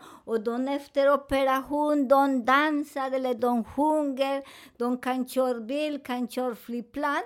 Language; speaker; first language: Swedish; non-native, fluent; Spanish